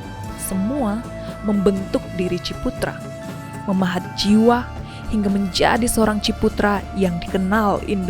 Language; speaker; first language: Indonesian; native; Indonesian